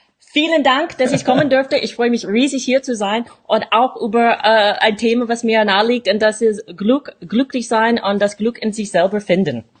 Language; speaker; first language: German; non-native, fluent; English